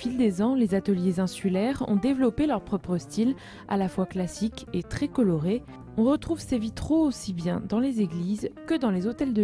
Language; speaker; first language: French; native; French